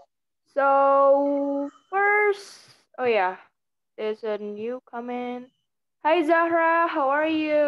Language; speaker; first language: English; non-native, fluent; Indonesian